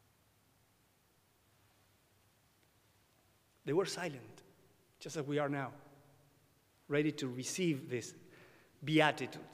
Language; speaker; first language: English; non-native, fluent; Spanish